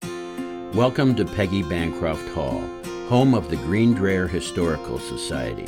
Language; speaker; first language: English; native; English